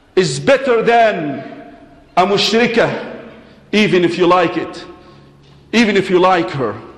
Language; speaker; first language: English; non-native, fluent; Arabic